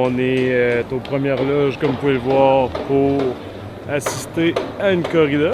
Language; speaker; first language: French; native; French